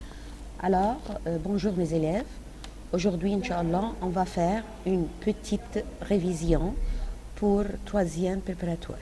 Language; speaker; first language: French; non-native, fluent; Arabic